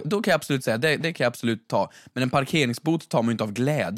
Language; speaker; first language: Swedish; native; Swedish